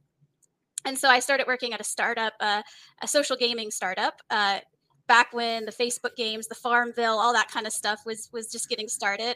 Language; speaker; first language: English; native; English